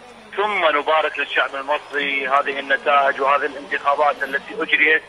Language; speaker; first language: Arabic; native; Arabic